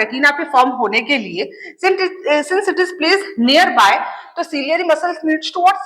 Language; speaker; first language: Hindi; native; Hindi